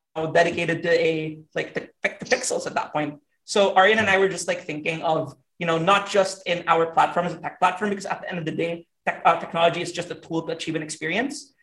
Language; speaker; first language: English; non-native, local second language; Hiligaynon